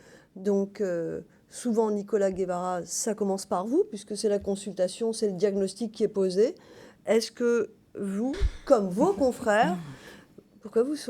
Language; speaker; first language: French; native; French